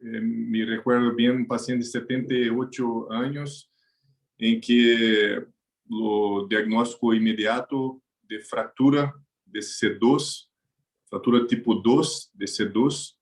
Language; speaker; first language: Spanish; non-native, learner; Portuguese